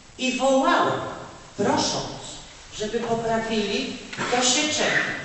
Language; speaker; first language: Polish; native; Polish